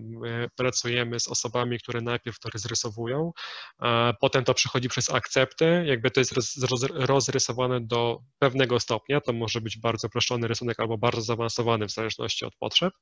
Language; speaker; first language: Polish; native; Polish